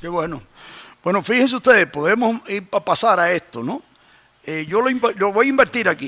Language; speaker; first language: Spanish; native; Spanish